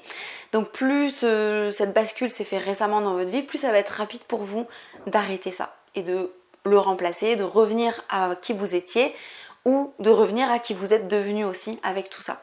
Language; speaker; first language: French; native; French